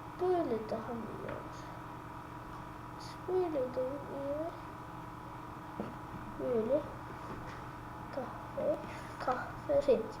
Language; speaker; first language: Turkish; non-native, learner; Azerbaijani